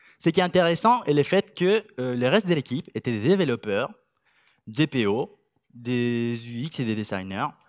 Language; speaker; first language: French; non-native, fluent; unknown